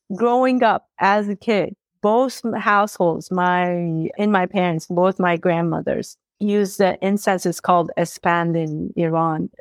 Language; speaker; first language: English; early bilingual, other home language; Persian